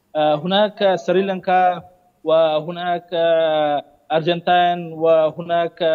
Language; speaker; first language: Arabic; non-native, fluent; Urdu